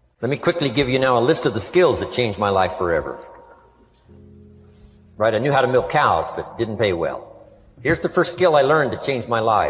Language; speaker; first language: English; native; English